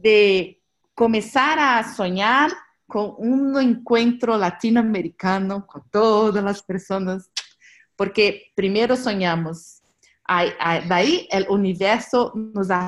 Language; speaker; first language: Spanish; non-native, learner; Portuguese